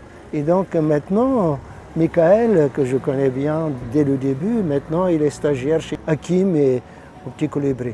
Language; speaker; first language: French; non-native, fluent; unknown